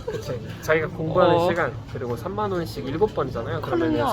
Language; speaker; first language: Korean; native; Korean